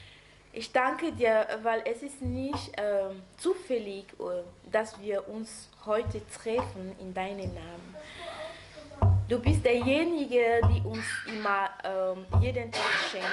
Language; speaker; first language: German; non-native, learner; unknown